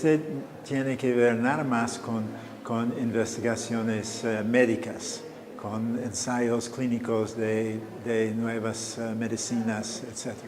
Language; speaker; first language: Spanish; non-native, fluent; English